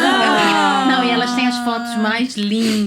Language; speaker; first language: Portuguese; native; Portuguese